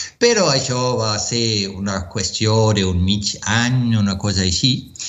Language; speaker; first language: Catalan; non-native, fluent; German